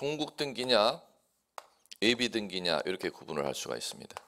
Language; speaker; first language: Korean; native; Korean